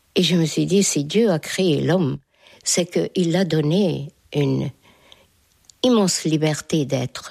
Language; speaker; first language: French; non-native, fluent; Hungarian